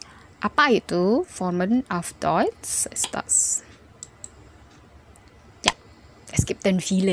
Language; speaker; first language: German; non-native, fluent; Indonesian